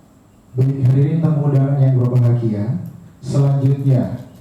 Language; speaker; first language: Indonesian; native; Indonesian